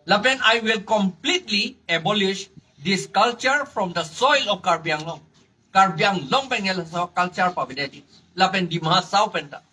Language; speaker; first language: English; non-native, local second language; Karbi